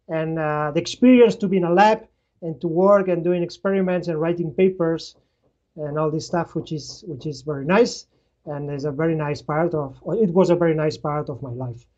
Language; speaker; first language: English; non-native, fluent; Spanish